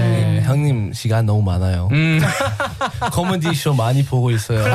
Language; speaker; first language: Korean; non-native, learner; English